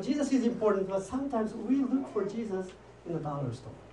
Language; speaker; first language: English; non-native, fluent; Japanese